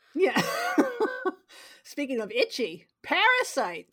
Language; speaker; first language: English; native; English